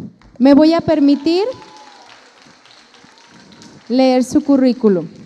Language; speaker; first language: Spanish; native; Spanish